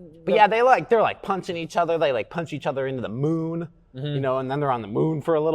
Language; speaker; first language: English; native; English